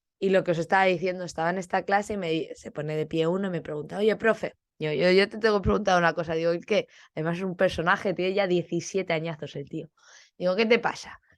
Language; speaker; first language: Spanish; native; Spanish